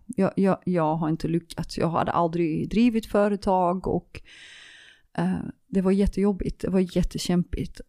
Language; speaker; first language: Swedish; non-native, fluent; Dutch